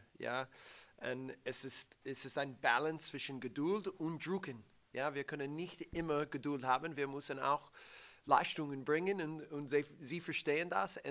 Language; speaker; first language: German; non-native, learner; English